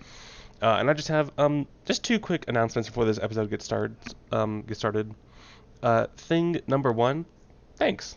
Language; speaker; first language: English; native; English